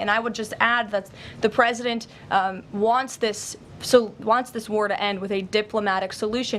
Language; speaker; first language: English; native; English